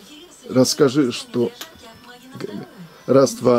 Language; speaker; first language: Russian; non-native, learner; German